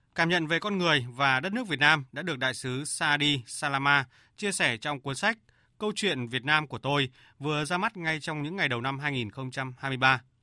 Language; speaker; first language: Vietnamese; non-native, fluent; Arabic